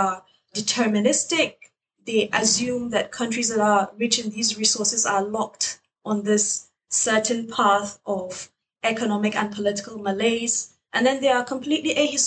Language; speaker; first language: English; non-native, local second language; Hausa